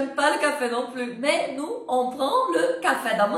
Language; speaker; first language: French; non-native, fluent; Portuguese